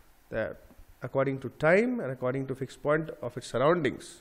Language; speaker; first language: English; non-native, local second language; Bangla